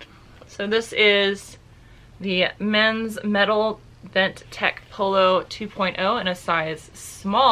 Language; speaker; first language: English; native; English